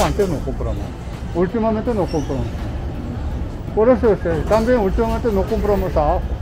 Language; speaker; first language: Spanish; non-native, fluent; Korean